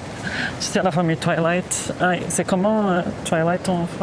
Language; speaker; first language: French; early bilingual, heritage; Portuguese